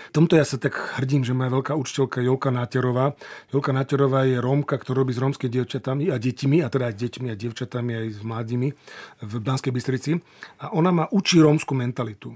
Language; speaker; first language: Slovak; native; Slovak